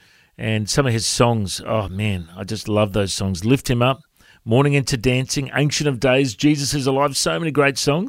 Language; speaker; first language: English; native; English